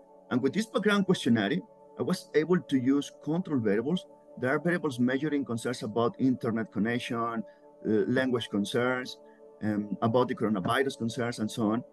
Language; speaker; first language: English; non-native, fluent; Spanish